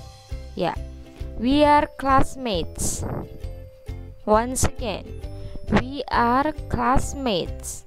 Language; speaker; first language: English; non-native, fluent; Indonesian